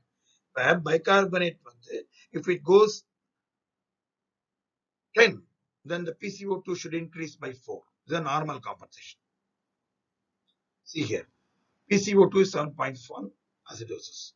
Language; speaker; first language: English; non-native, local second language; Tamil